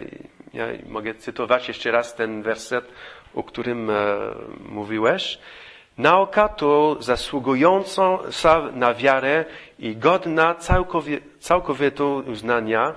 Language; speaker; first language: Polish; non-native, fluent; English